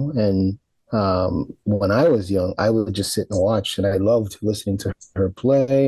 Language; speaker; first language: English; native; English